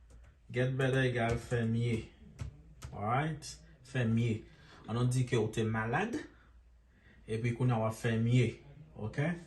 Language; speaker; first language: French; non-native, local second language; Haitian Creole